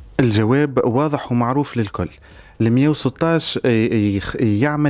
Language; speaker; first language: Arabic; native; Arabic